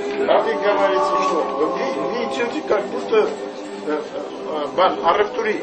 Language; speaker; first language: Russian; non-native, local second language; Armenian